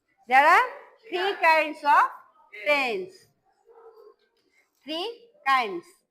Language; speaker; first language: English; non-native, local second language; Bangla